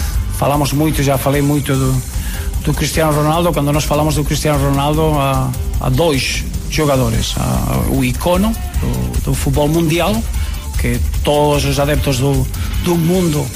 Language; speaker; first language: Portuguese; non-native, fluent; Spanish